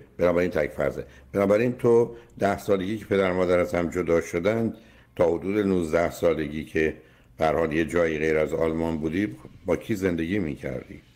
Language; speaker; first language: Persian; native; Persian